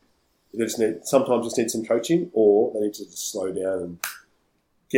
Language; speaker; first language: English; native; English